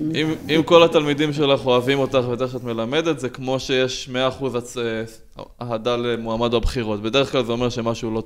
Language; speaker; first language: Hebrew; native; Hebrew